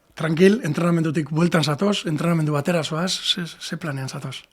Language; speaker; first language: Basque; native; Basque